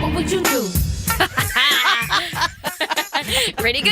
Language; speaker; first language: English; native; English